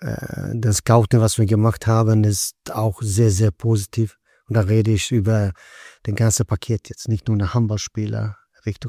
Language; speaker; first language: German; non-native, fluent; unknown